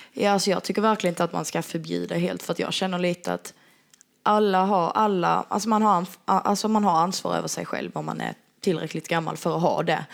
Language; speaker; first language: Swedish; native; Swedish